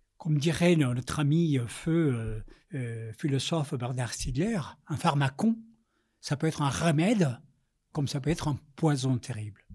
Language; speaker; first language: French; non-native, fluent; Spanish